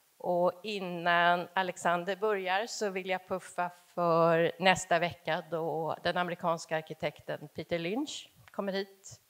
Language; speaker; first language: Swedish; native; Swedish